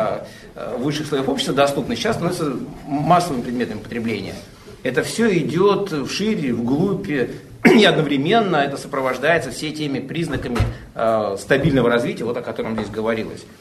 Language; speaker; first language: Russian; native; Russian